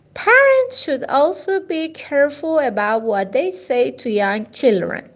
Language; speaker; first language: English; non-native, fluent; Persian